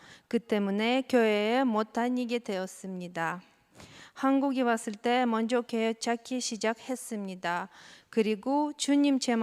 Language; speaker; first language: Korean; non-native, learner; Russian